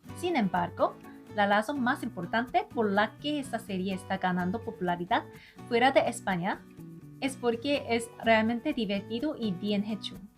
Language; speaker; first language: Spanish; non-native, learner; Korean